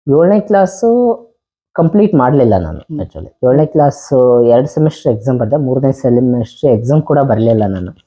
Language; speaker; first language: Kannada; native; Kannada